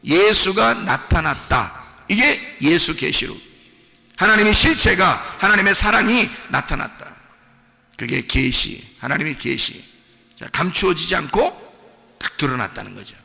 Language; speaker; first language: Korean; native; Korean